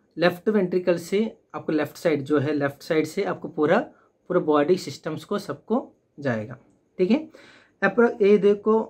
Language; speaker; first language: Hindi; non-native, local second language; Telugu